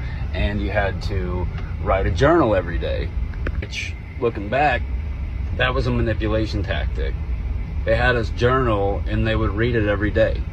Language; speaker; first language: English; native; English